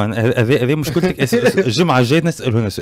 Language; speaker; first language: Arabic; native; Arabic